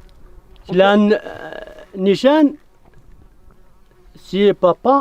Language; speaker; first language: French; non-native, learner; Central Atlas Tamazight